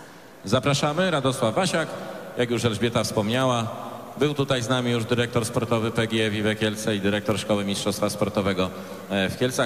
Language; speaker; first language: Polish; native; Polish